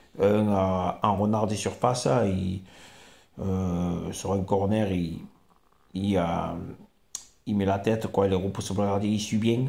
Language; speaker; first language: French; native; French